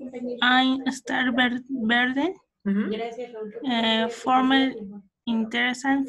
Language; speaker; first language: German; non-native, learner; Spanish